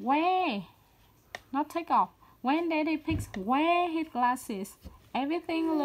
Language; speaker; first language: English; non-native, learner; Vietnamese